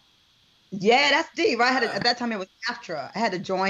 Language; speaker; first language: English; native; English